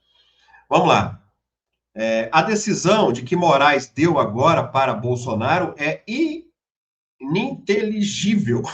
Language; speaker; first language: Portuguese; native; Portuguese